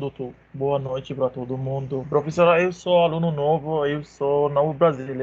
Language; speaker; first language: Portuguese; non-native, learner; Arabic